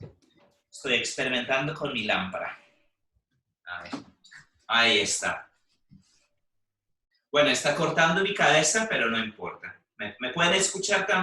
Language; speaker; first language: Spanish; non-native, fluent; English